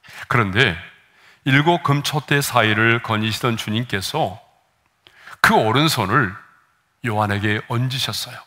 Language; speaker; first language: Korean; native; Korean